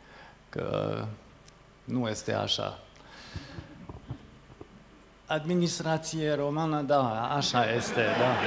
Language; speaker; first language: Romanian; non-native, fluent; French